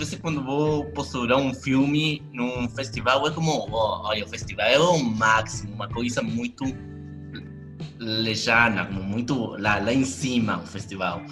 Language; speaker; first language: Portuguese; non-native, learner; Spanish